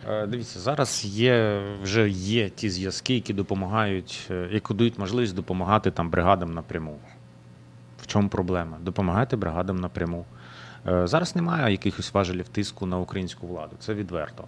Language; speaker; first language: Ukrainian; non-native, local second language; Russian